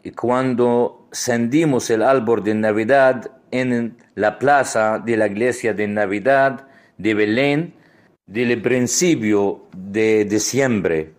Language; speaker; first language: Spanish; non-native, fluent; Arabic